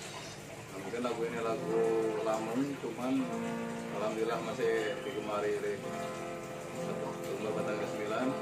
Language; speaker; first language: Indonesian; non-native, local second language; Malay